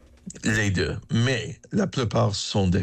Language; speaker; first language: French; non-native, learner; English